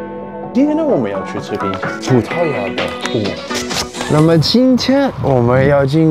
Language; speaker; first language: Chinese; non-native, fluent; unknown